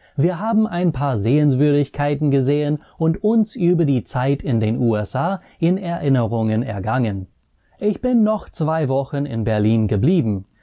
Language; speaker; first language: German; non-native, fluent; English